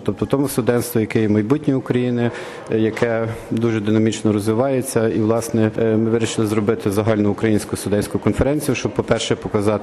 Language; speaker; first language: Ukrainian; native; Ukrainian